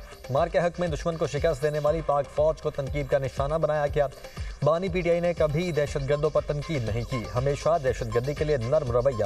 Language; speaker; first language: Urdu; native; Urdu